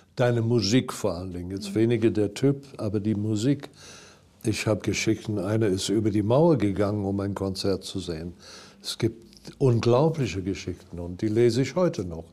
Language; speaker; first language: German; non-native, fluent; English